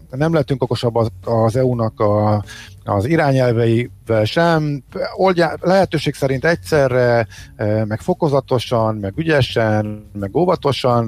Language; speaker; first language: Hungarian; native; Hungarian